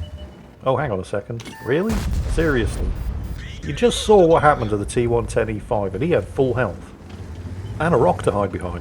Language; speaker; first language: English; native; English